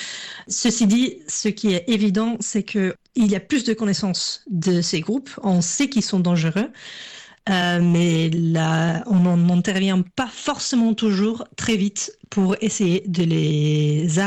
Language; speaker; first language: French; non-native, fluent; English